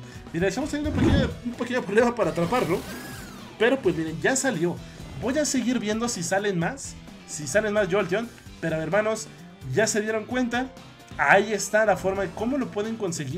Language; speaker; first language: Spanish; native; Spanish